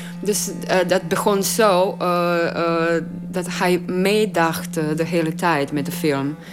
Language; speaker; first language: Dutch; non-native, learner; Croatian